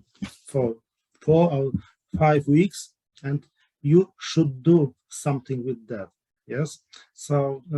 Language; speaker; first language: English; non-native, learner; Polish